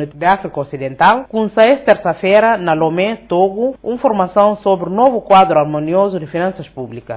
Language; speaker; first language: Portuguese; non-native, local second language; Upper Guinea Crioulo